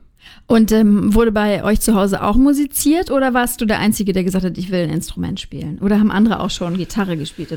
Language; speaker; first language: German; native; German